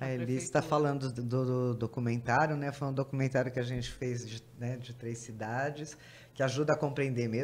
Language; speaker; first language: Portuguese; native; Portuguese